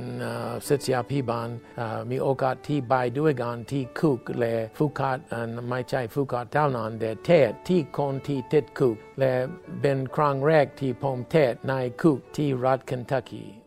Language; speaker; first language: Thai; non-native, fluent; English